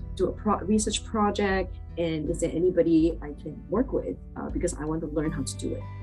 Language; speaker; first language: English; non-native, local second language; Chinese